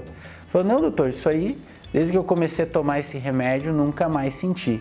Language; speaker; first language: Portuguese; native; Portuguese